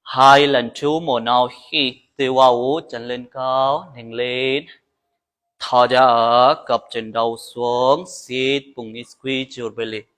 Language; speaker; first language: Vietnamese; non-native, learner; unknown